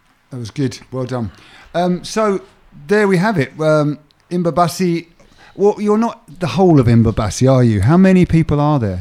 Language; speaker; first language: English; native; English